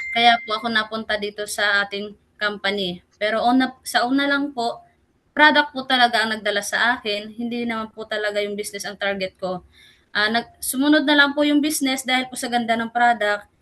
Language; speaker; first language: Filipino; non-native, local second language; Bikol